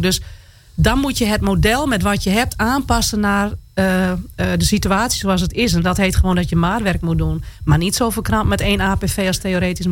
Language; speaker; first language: Dutch; native; Dutch